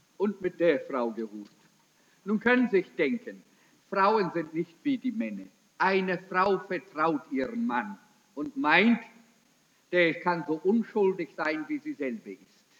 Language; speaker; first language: German; early bilingual, heritage; German